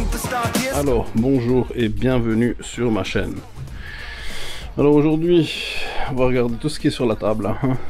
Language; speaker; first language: French; native; French